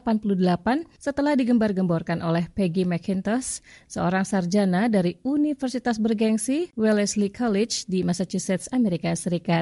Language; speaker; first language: Indonesian; native; Indonesian